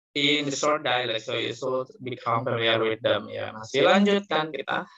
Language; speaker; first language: English; non-native, fluent; Indonesian